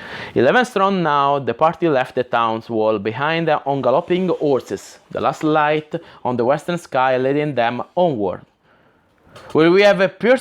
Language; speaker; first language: English; non-native, fluent; Italian